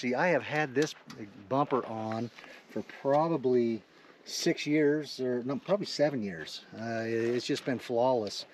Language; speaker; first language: English; native; English